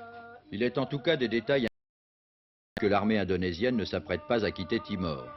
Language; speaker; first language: French; native; French